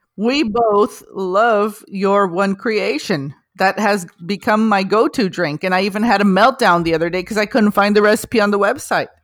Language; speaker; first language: English; non-native, fluent; Portuguese